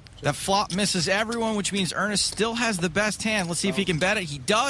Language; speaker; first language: English; native; English